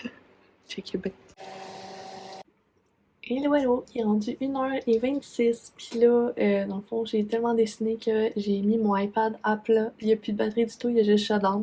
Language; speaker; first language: French; native; French